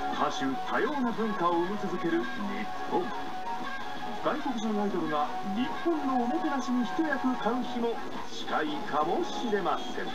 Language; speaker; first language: Japanese; native; Japanese